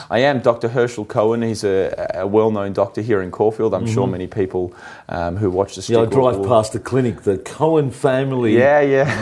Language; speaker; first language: English; native; English